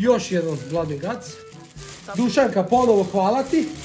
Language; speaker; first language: Croatian; native; Croatian